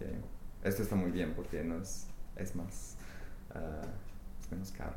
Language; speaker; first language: Spanish; non-native, fluent; English